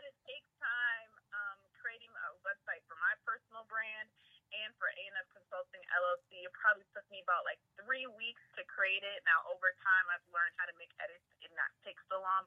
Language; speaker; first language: English; native; English